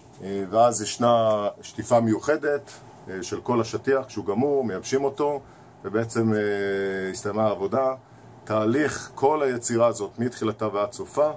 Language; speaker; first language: Hebrew; native; Hebrew